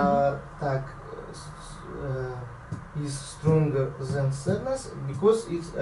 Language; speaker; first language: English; non-native, learner; Russian